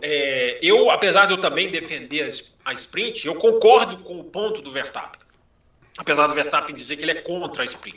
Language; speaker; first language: Portuguese; native; Portuguese